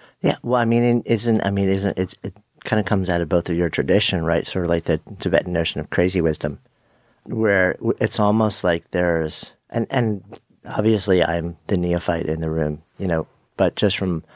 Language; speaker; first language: English; native; English